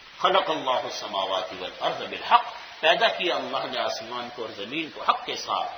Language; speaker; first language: Urdu; native; Urdu